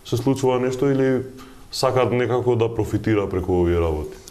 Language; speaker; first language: Macedonian; non-native, local second language; Albanian